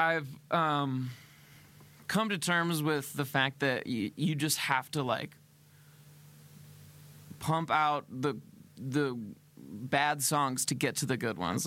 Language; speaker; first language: English; native; English